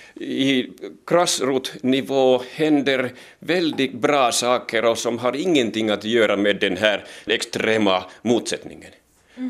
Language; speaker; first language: Swedish; non-native, local second language; Finnish